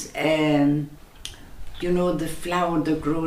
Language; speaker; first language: English; native; English